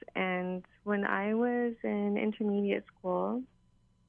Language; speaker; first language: English; native; English